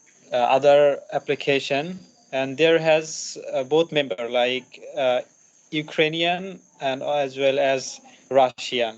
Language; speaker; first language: English; non-native, learner; Bangla